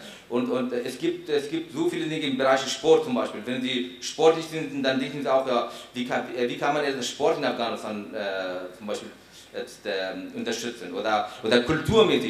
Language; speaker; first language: German; non-native, fluent; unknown